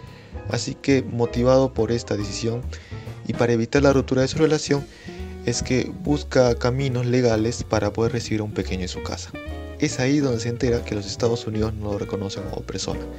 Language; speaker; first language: Spanish; native; Spanish